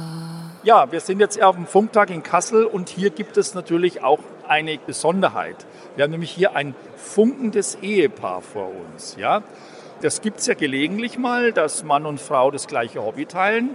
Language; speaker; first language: German; native; German